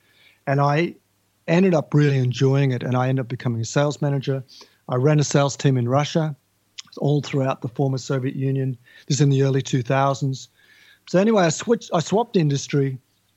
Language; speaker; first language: English; native; English